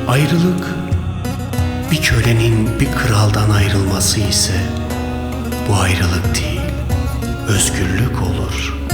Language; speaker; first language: Turkish; native; Turkish